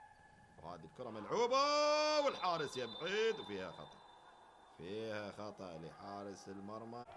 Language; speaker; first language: Arabic; native; Arabic